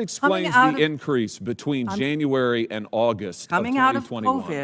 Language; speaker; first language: English; native; English